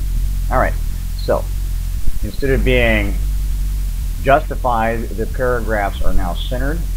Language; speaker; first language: English; native; English